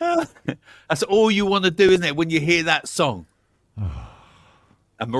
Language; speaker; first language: English; native; English